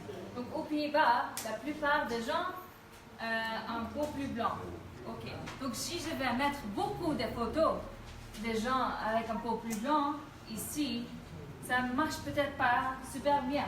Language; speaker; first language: French; non-native, fluent; Dutch